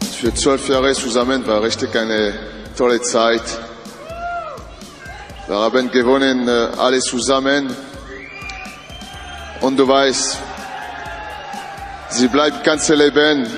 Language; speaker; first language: German; non-native, learner; French